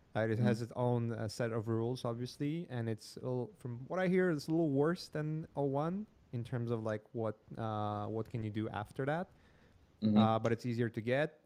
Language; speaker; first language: English; non-native, fluent; Polish